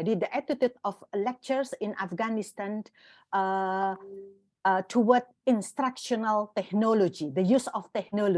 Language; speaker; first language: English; non-native, fluent; Indonesian